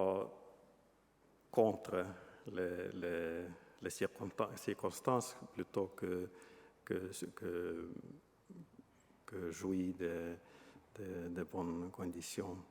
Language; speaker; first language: French; non-native, fluent; Estonian